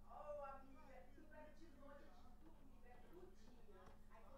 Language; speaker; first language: Portuguese; native; Portuguese